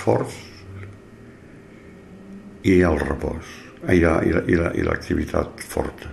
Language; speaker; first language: Catalan; native; Catalan